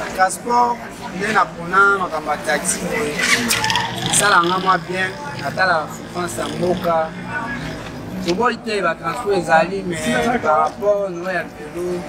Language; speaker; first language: Lingala; native; Lingala